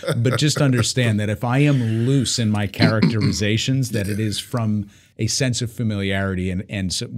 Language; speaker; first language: English; native; English